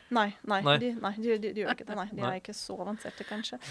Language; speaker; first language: Norwegian; non-native, fluent; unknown